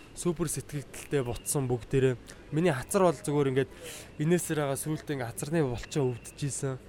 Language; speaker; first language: Mongolian; native; Mongolian